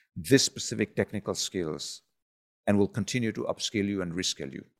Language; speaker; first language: English; non-native, local second language; Gujarati